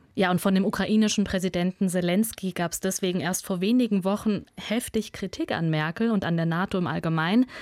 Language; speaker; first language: German; early bilingual, other home language; Russian